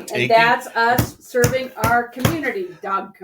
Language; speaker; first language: English; native; English